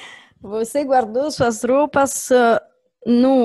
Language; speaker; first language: Portuguese; non-native, learner; French